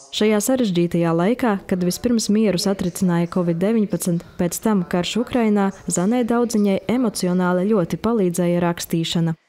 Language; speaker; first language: Latvian; native; Latvian